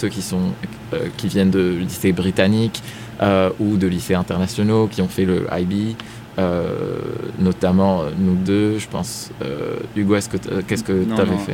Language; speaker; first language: French; non-native, local second language; Arabic